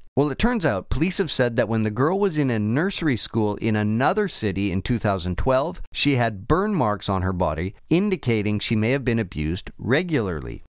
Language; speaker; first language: English; native; English